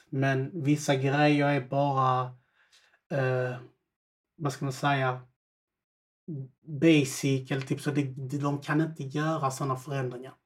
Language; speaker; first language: Swedish; early bilingual, other home language; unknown